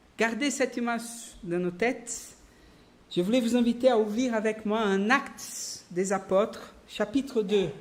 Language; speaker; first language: French; non-native, fluent; Portuguese